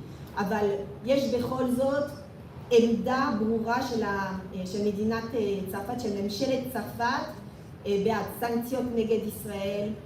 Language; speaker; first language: Hebrew; non-native, fluent; French